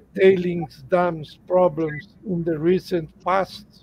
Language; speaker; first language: English; non-native, fluent; Portuguese